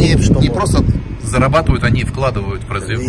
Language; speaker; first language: Russian; native; Russian